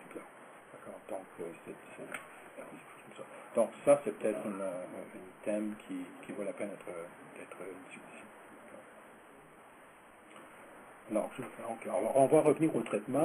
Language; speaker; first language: French; native; French